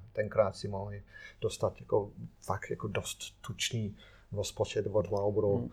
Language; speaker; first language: Czech; non-native, fluent; English